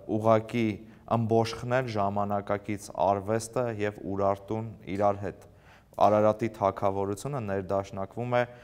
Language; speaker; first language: Armenian; native; Armenian